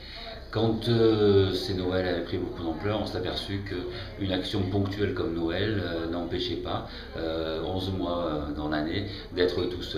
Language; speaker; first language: French; native; French